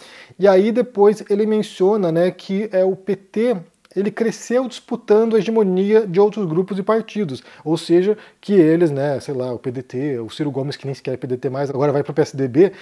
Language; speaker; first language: Portuguese; native; Portuguese